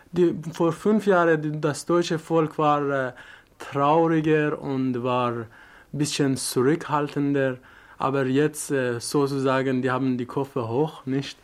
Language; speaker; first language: German; non-native, learner; Persian